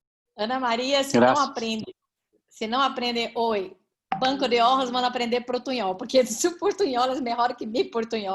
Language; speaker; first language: Portuguese; non-native, learner; Spanish